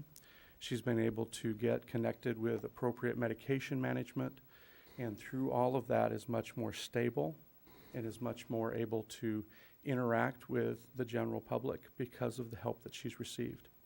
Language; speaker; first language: English; native; English